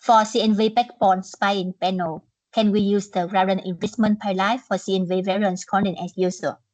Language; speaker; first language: English; non-native, learner; Vietnamese